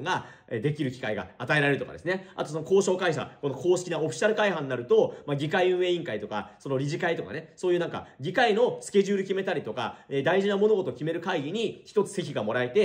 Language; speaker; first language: Japanese; native; Japanese